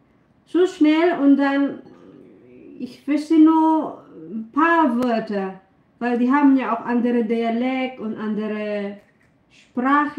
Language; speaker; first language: German; non-native, learner; Filipino